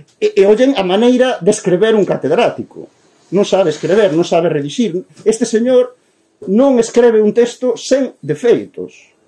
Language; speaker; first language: Galician; native; Galician